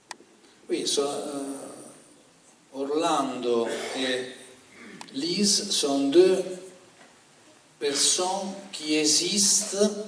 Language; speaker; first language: French; non-native, learner; Italian